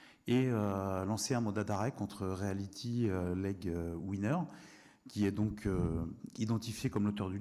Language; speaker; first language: French; native; French